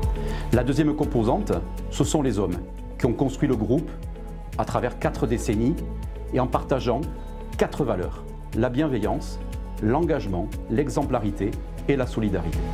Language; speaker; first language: French; native; French